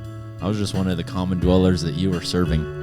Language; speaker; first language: English; native; English